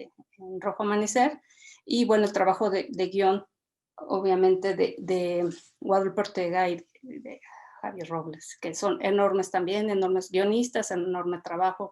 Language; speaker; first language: Spanish; native; Spanish